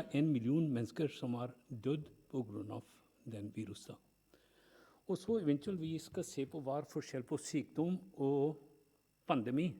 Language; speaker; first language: Norwegian; non-native, fluent; Punjabi